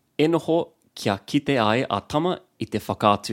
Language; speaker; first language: Māori; non-native, learner; English